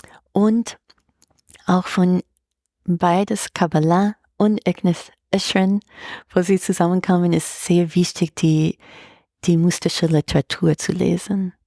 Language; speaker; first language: German; non-native, fluent; English